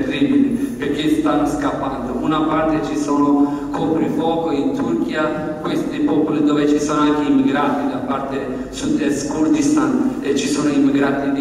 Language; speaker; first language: Italian; non-native, learner; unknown